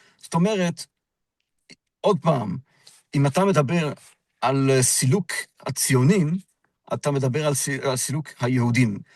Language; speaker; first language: Hebrew; non-native, fluent; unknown